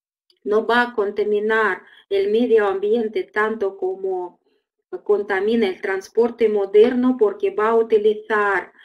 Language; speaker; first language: Spanish; non-native, fluent; Russian